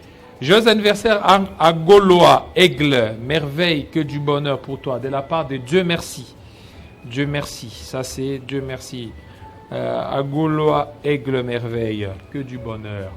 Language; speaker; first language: French; non-native, local second language; Lingala